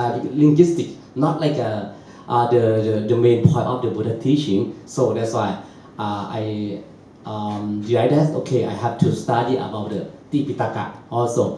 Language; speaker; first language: English; non-native, learner; Burmese